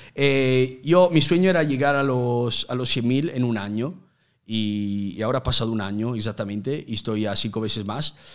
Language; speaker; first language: Spanish; non-native, fluent; Italian